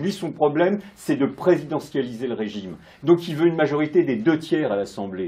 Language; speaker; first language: French; native; French